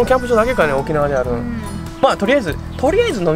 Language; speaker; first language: Japanese; native; Japanese